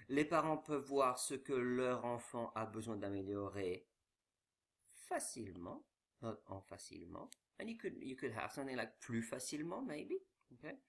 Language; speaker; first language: French; non-native, fluent; English